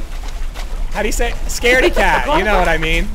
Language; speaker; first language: English; native; English